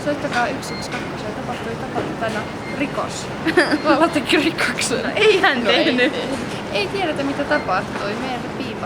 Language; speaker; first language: Finnish; native; Finnish